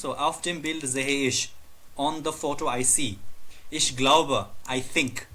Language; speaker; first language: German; non-native, learner; Nepali